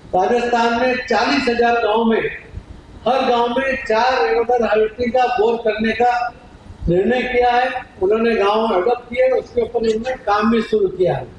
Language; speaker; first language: Hindi; non-native, local second language; Gujarati